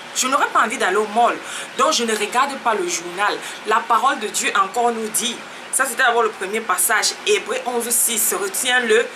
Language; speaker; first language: French; native; French